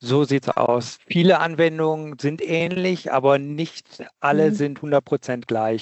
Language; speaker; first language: German; native; German